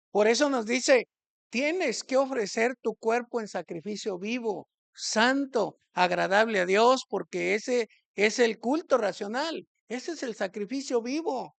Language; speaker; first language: Spanish; native; Spanish